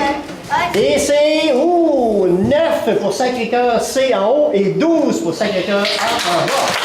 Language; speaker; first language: French; native; French